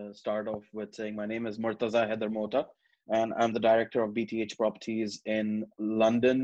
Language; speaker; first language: English; non-native, local second language; Urdu